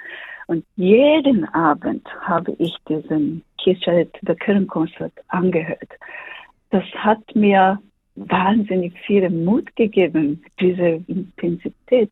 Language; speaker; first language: German; non-native, fluent; Japanese